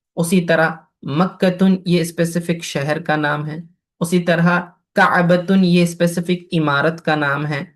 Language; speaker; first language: Urdu; native; Urdu